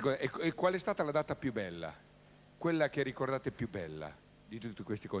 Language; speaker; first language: Italian; native; Italian